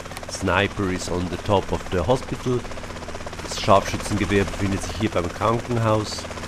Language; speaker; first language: English; non-native, learner; German